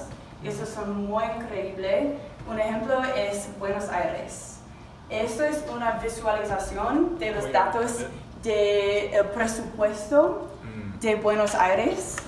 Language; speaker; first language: Spanish; non-native, learner; English